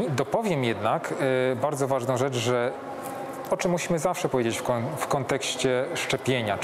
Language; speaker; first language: Polish; native; Polish